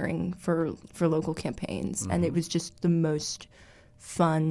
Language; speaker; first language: English; native; English